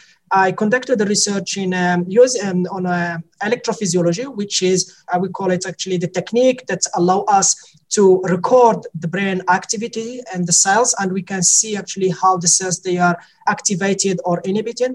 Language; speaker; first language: English; non-native, fluent; Arabic